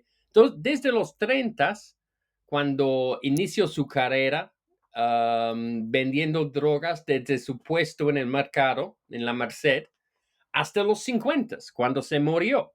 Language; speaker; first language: Spanish; non-native, fluent; English